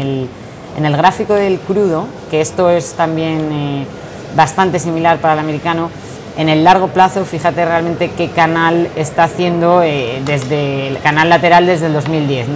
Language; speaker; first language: Spanish; native; Spanish